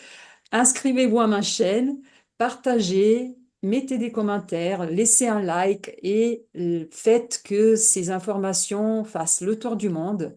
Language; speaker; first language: French; non-native, fluent; Italian